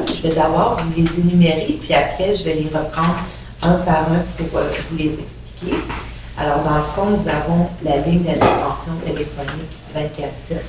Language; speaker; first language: French; native; French